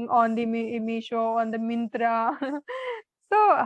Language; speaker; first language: English; non-native, learner; Hindi